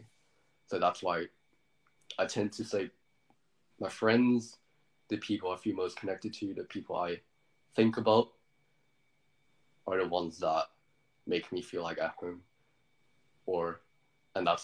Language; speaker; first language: English; native; English